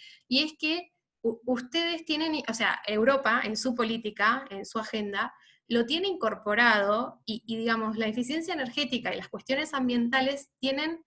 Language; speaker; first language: Spanish; native; Spanish